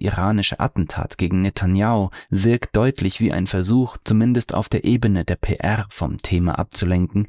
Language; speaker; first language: German; native; German